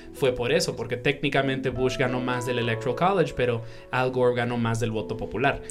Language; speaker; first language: Spanish; native; Spanish